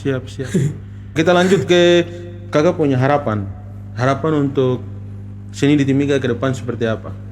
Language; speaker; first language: Malay; native; Malay